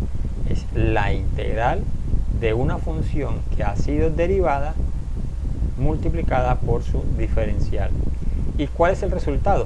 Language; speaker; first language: Spanish; native; Spanish